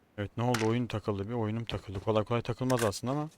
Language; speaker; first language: Turkish; native; Turkish